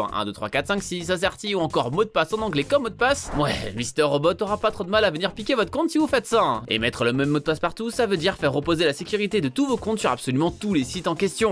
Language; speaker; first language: French; native; French